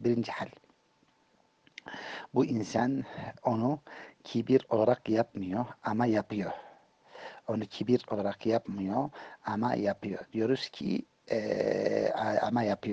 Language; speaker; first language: Turkish; native; Turkish